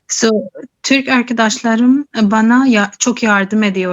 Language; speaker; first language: Turkish; non-native, learner; Urdu